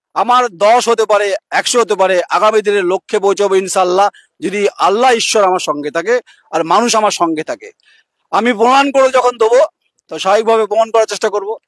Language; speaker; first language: Bangla; native; Bangla